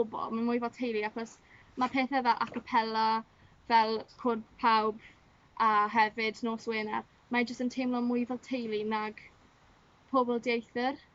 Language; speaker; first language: Welsh; non-native, local second language; English